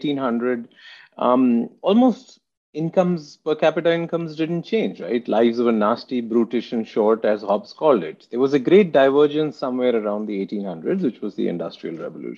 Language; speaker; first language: English; non-native, local second language; Hindi